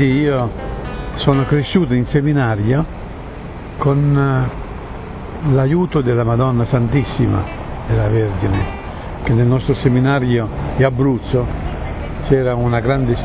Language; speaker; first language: Italian; native; Italian